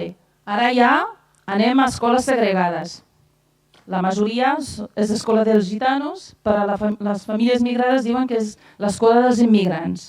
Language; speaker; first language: Catalan; non-native, fluent; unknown